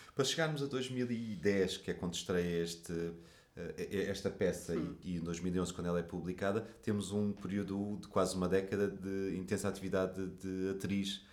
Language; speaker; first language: Portuguese; native; Portuguese